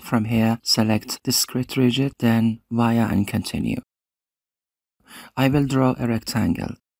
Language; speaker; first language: English; non-native, fluent; Persian